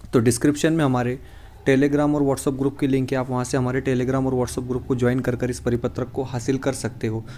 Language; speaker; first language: Hindi; non-native, local second language; Marathi